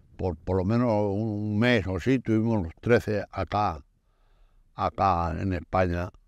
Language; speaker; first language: Spanish; native; Spanish